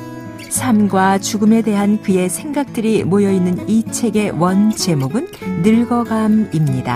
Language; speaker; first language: Korean; native; Korean